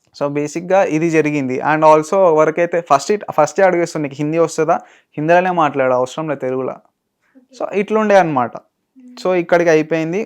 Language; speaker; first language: Telugu; native; Telugu